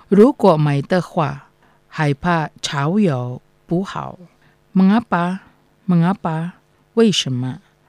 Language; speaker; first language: Chinese; non-native, fluent; Indonesian